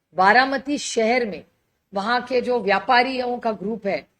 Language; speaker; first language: Hindi; non-native, local second language; Marathi